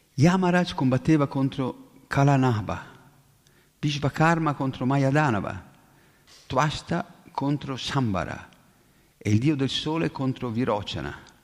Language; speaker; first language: Italian; native; Italian